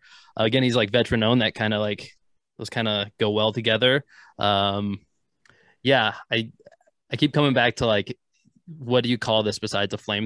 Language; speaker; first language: English; native; English